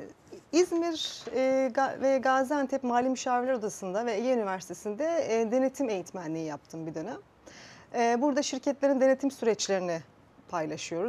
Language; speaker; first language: Turkish; native; Turkish